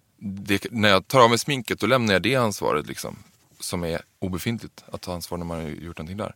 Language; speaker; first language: Swedish; native; Swedish